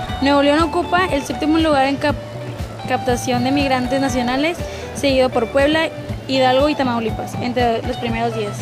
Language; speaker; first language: Spanish; native; Spanish